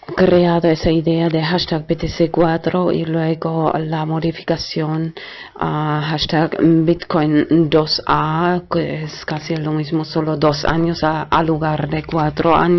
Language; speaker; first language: Spanish; non-native, fluent; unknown